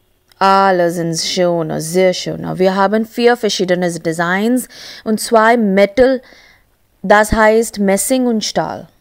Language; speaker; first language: German; non-native, learner; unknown